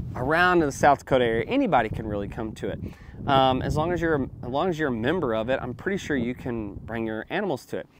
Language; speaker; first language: English; native; English